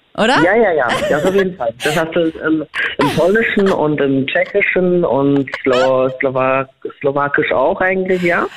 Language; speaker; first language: German; non-native, fluent; Polish